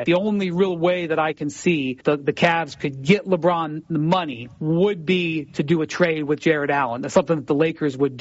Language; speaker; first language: English; native; English